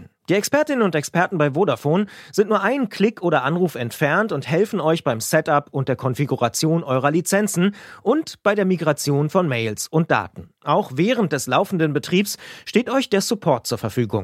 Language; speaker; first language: German; native; German